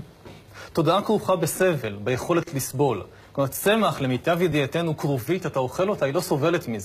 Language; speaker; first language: Hebrew; native; Hebrew